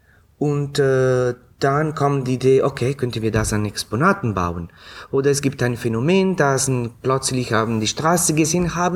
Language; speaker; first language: German; non-native, fluent; Italian